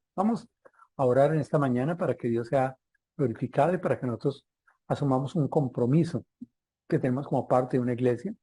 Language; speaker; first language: Spanish; native; Spanish